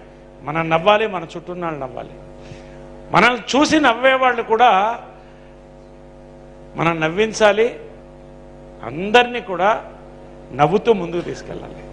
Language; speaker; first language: Telugu; native; Telugu